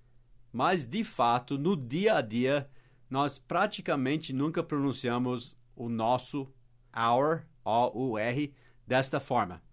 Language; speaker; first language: Portuguese; non-native, fluent; English